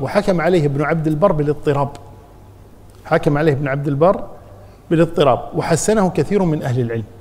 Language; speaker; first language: Arabic; native; Arabic